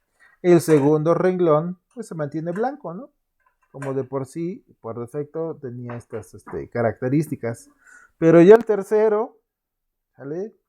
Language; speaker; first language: Spanish; native; Spanish